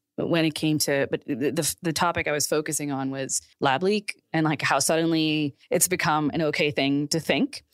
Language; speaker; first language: English; non-native, local second language; Urdu